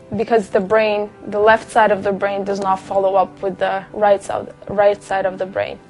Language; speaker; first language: English; non-native, fluent; Russian